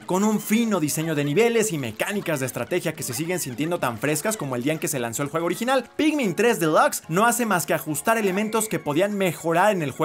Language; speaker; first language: Spanish; native; Spanish